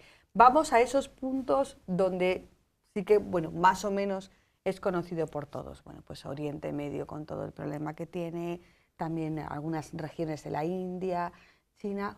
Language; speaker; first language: Spanish; native; Spanish